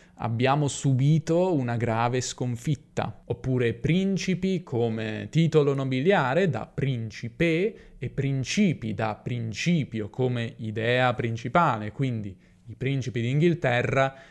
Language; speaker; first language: Italian; native; Italian